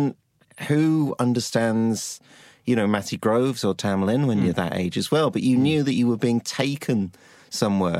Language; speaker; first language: English; native; English